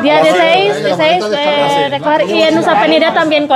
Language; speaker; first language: Spanish; non-native, learner; Indonesian